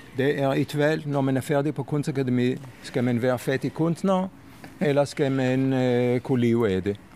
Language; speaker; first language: Danish; non-native, fluent; Hebrew